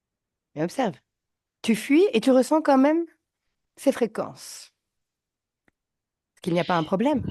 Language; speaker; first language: French; native; French